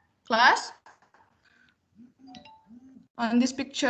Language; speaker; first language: English; non-native, learner; Indonesian